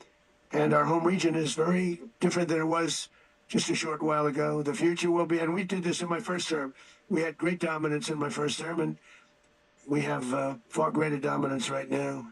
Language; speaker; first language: English; native; English